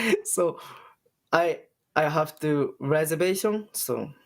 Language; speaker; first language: English; non-native, learner; Japanese